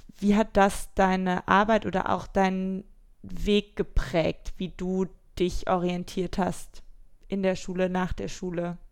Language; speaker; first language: German; native; German